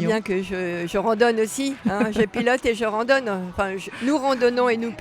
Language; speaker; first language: French; native; French